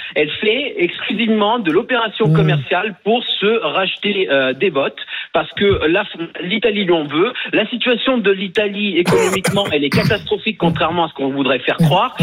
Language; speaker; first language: French; early bilingual, other home language; Italian